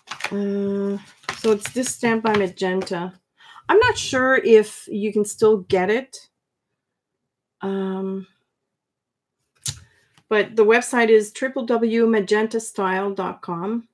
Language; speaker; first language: English; non-native, fluent; French